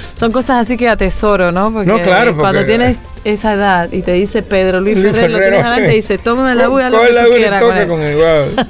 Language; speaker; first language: Spanish; native; Spanish